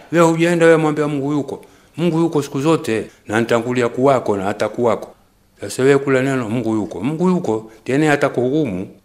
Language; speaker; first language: Swahili; native; Swahili